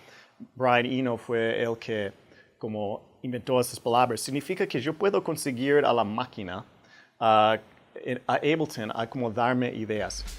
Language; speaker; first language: Spanish; non-native, fluent; English